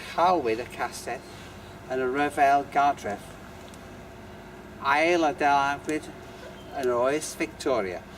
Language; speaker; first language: Welsh; non-native, learner; English